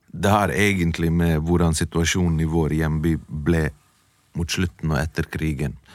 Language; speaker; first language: Norwegian; early bilingual, other home language; Bosnian